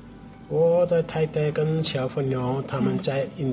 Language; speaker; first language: Chinese; non-native, learner; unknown